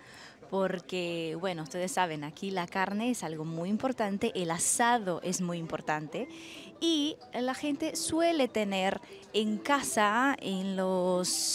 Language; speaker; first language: Spanish; non-native, fluent; Portuguese